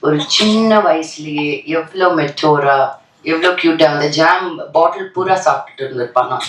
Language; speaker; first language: Tamil; non-native, local second language; Telugu